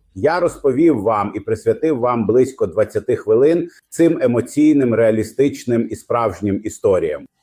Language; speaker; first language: Ukrainian; non-native, fluent; Arabic